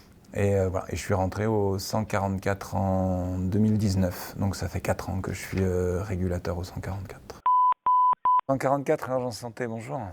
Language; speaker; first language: French; native; French